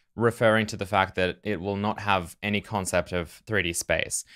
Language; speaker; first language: English; native; English